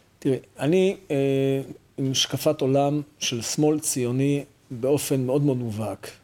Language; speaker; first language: Hebrew; native; Hebrew